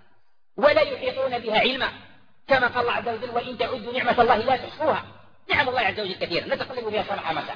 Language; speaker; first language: Arabic; native; Arabic